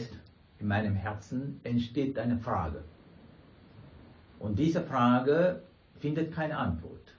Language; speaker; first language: German; non-native, fluent; Sinhala